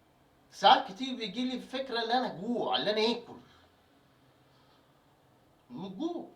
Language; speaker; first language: Arabic; native; Arabic